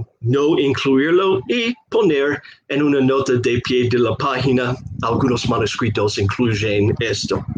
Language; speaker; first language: Spanish; non-native, fluent; English